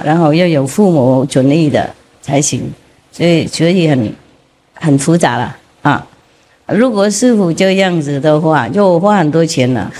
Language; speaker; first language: Chinese; non-native, fluent; Vietnamese